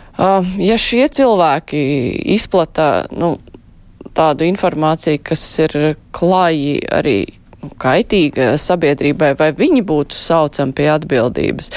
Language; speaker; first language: Latvian; native; Latvian